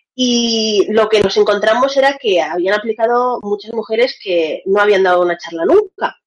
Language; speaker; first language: Spanish; early bilingual, other home language; Russian